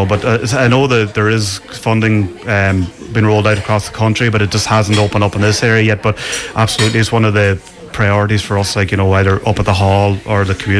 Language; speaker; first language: English; native; English